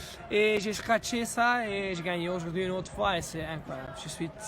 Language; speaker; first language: French; non-native, learner; Dutch